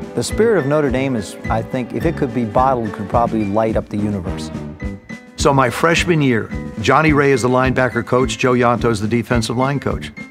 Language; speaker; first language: English; native; English